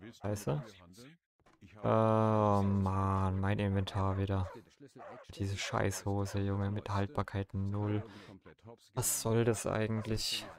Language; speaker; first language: German; native; German